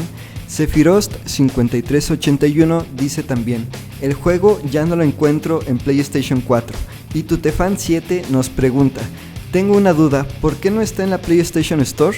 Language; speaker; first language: Spanish; native; Spanish